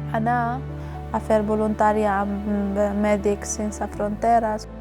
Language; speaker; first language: Catalan; non-native, learner; Arabic